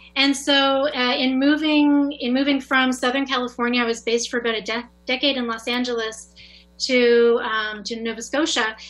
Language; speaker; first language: English; native; English